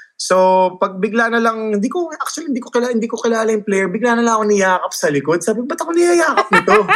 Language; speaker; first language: Filipino; early bilingual, heritage; Filipino